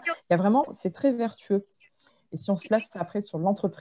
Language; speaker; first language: French; native; French